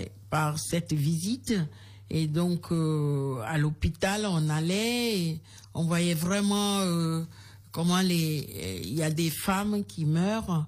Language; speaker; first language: French; non-native, local second language; Ewe